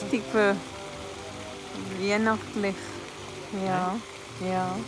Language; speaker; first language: German; non-native, learner; Cebuano